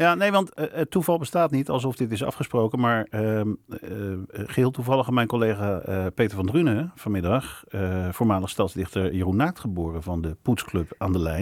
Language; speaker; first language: Dutch; native; Dutch